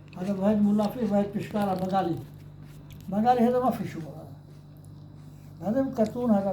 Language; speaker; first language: Arabic; non-native, learner; Urdu